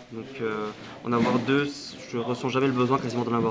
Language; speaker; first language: French; native; French